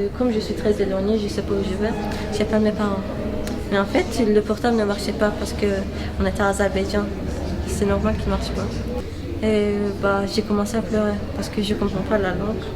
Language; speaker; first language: French; non-native, learner; Turkish